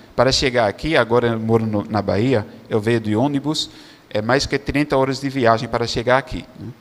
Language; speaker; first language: Portuguese; non-native, fluent; Dutch